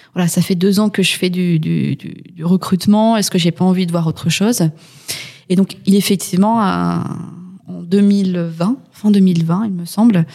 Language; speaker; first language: French; native; French